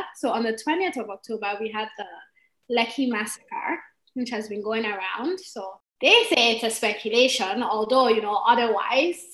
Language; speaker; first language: English; non-native, local second language; Igbo